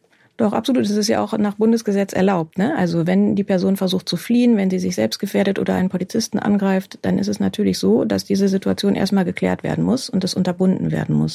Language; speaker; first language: German; native; German